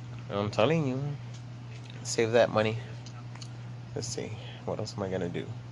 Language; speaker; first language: English; early bilingual, other home language; Spanish